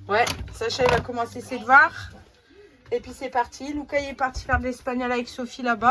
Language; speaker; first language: French; native; French